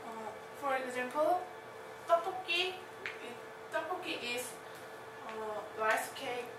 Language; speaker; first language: English; non-native, learner; Korean